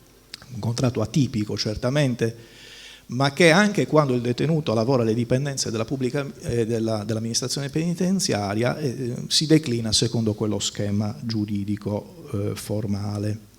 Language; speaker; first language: Italian; native; Italian